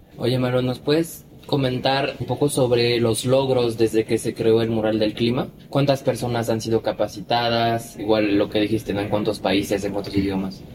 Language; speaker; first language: Spanish; native; Spanish